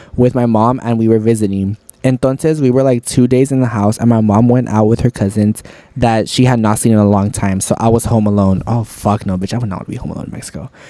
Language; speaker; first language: English; early bilingual, other home language; Spanish